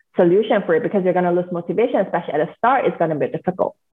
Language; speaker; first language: English; native; English